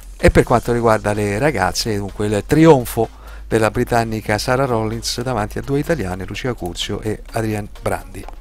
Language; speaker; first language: Italian; native; Italian